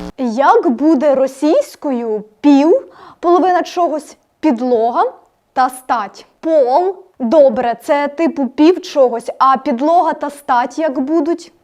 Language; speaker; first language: Ukrainian; non-native, local second language; Russian